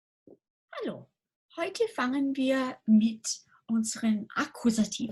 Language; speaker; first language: German; non-native, fluent; English